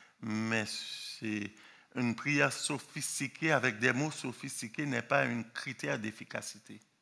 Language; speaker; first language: French; non-native, local second language; Haitian Creole